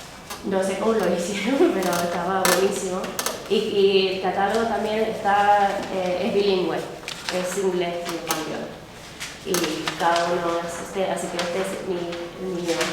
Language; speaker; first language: Spanish; non-native, fluent; English